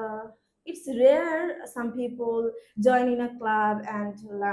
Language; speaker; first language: English; non-native, learner; Bangla